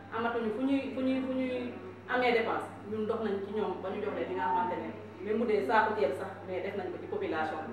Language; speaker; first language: Wolof; non-native, local second language; Jola-Fonyi